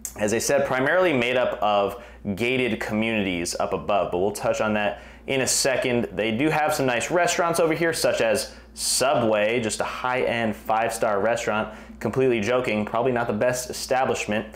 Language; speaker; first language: English; native; English